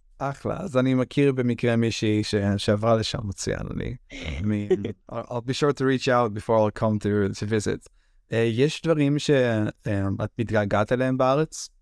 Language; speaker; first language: Hebrew; native; Hebrew